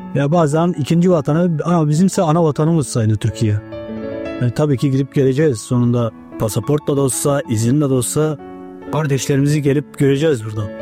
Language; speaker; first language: Turkish; native; Turkish